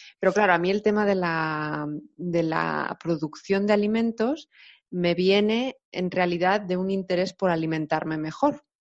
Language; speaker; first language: Spanish; native; Spanish